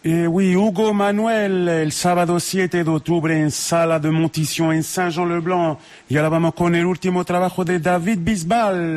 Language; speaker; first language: Spanish; native; Spanish